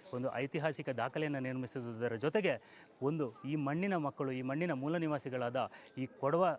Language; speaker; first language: Kannada; non-native, local second language; Kodava